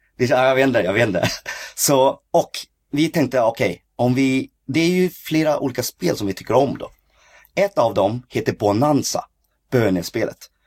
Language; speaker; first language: Swedish; early bilingual, other home language; Cantonese